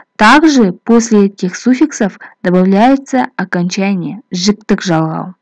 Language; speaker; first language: Russian; non-native, local second language; Kazakh